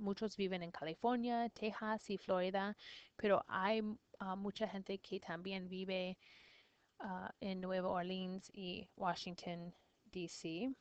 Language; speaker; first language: Spanish; non-native, learner; English